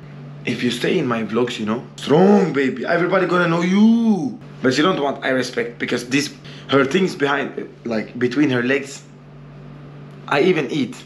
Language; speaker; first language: English; non-native, learner; Portuguese